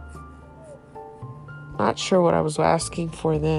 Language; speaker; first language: English; early bilingual, other home language; Haitian Creole